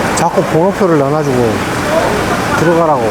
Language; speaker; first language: Korean; native; Korean